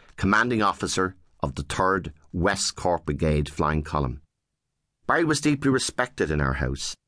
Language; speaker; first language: English; native; English